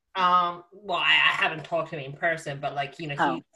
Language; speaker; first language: English; non-native, fluent; Japanese